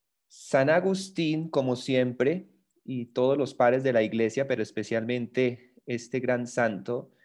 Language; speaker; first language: Spanish; native; Spanish